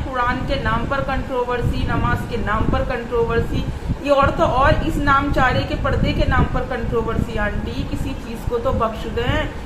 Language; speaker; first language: Urdu; native; Urdu